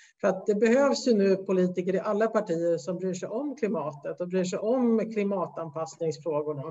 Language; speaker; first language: Swedish; native; Swedish